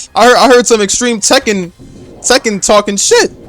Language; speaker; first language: English; native; English